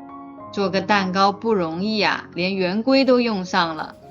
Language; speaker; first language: Chinese; native; Chinese